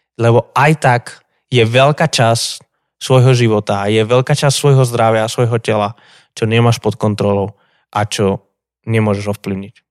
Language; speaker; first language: Slovak; non-native, fluent; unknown